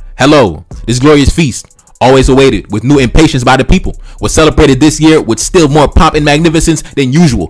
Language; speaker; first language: English; early bilingual, other home language; Haitian Creole